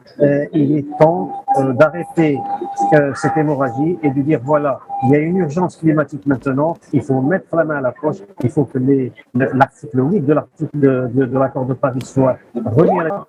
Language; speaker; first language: French; non-native, local second language; Arabic